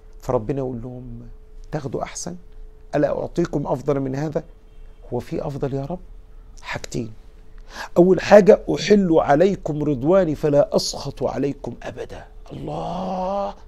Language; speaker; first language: Arabic; native; Arabic